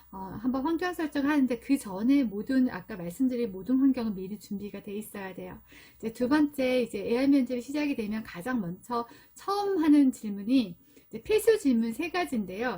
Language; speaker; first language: Korean; native; Korean